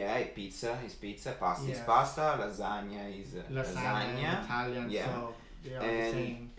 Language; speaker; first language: English; non-native, fluent; Italian